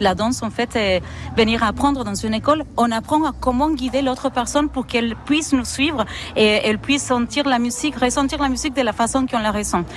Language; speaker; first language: French; non-native, fluent; Spanish